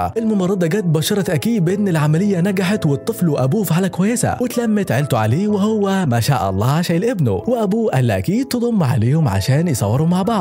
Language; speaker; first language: Arabic; native; Arabic